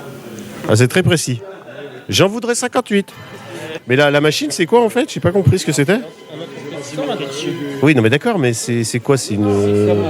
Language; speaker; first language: French; native; French